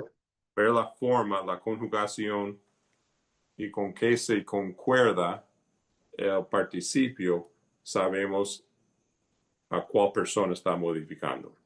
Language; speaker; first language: Spanish; early bilingual, heritage; Spanish